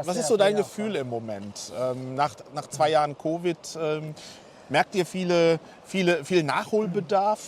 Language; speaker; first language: German; native; German